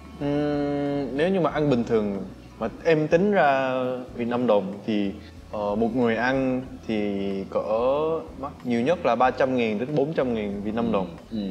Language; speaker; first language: Vietnamese; non-native, fluent; Korean